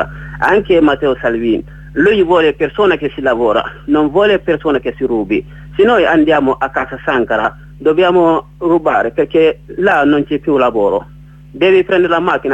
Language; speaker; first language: Italian; non-native, learner; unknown